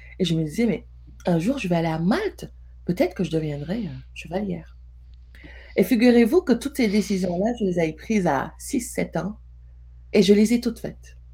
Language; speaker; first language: French; non-native, local second language; Wolof